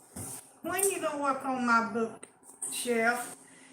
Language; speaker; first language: English; native; English